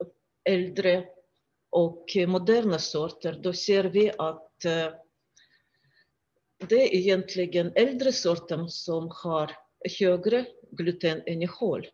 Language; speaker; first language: Swedish; non-native, fluent; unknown